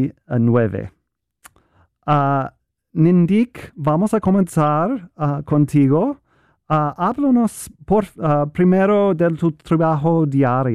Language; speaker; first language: Spanish; non-native, fluent; English